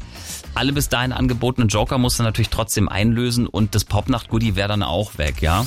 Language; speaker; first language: German; native; German